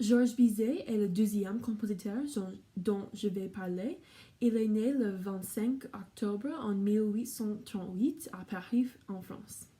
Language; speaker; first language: French; non-native, learner; English